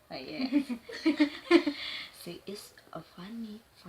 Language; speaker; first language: English; non-native, learner; Indonesian